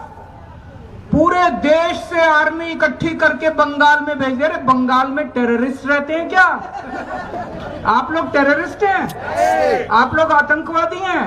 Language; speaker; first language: Hindi; native; Hindi